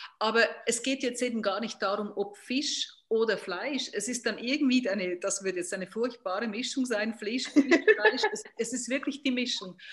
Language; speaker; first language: German; native; German